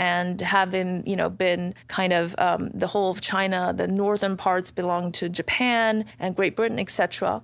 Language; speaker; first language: English; non-native, fluent; Chinese